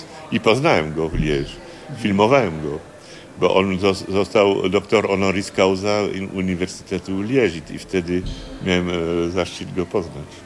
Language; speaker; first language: Polish; non-native, fluent; French